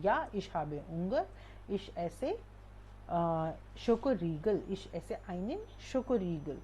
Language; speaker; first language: German; non-native, learner; Hindi